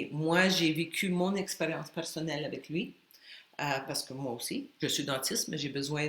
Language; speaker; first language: French; non-native, fluent; Spanish